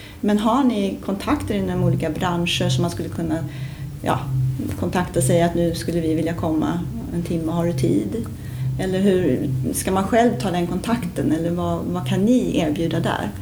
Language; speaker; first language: Swedish; native; Swedish